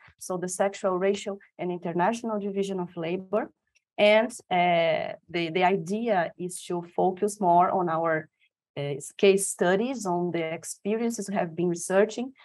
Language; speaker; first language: English; non-native, fluent; Portuguese